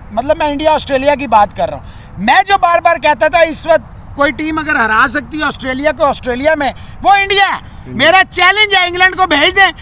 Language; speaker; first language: Urdu; non-native, local second language; Punjabi